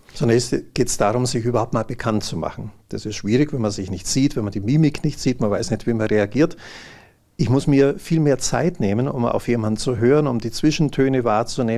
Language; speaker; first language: German; native; German